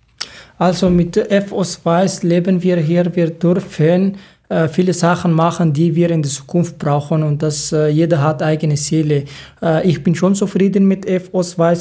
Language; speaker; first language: German; non-native, learner; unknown